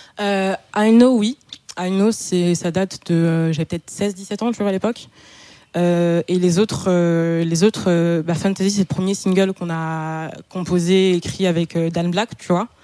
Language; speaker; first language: French; native; French